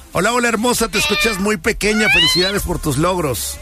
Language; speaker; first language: Spanish; native; Spanish